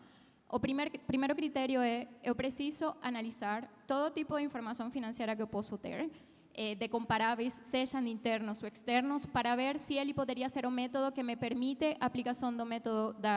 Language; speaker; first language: Portuguese; non-native, fluent; Spanish